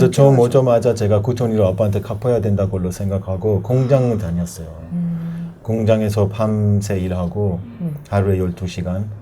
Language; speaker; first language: Korean; non-native, learner; Persian